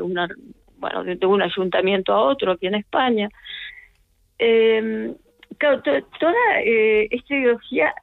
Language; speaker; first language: Spanish; native; Spanish